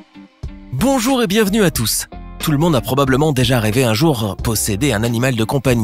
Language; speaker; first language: French; native; French